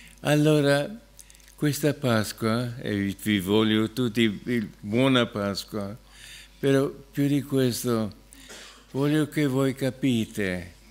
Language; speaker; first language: Italian; non-native, fluent; English